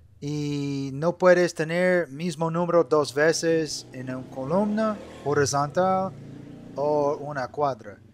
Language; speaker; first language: Spanish; non-native, learner; English